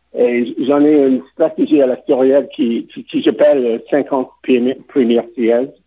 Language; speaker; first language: French; non-native, local second language; English